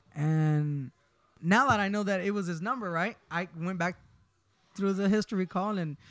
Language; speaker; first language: English; early bilingual, other home language; Spanish